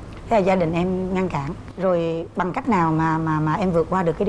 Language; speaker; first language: Vietnamese; native; Vietnamese